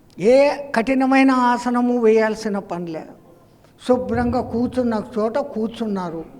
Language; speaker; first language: Telugu; non-native, fluent; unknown